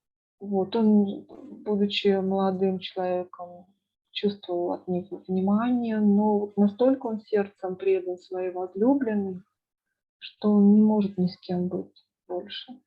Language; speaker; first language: Russian; native; Russian